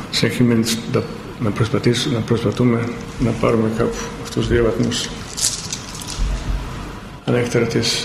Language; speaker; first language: Greek; non-native, fluent; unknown